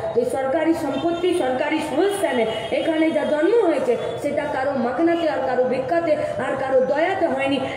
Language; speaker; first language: Hindi; non-native, local second language; Bangla